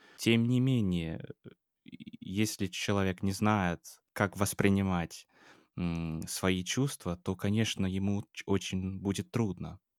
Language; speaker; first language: Russian; non-native, fluent; English